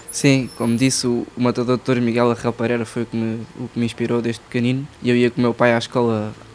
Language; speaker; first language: Portuguese; native; Portuguese